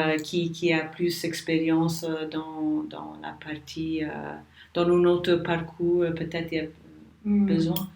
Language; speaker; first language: French; non-native, learner; English